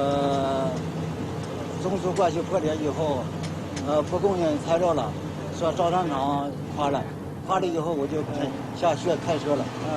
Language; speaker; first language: Chinese; native; Chinese